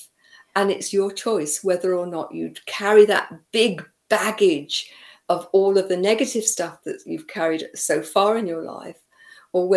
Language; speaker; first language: English; native; English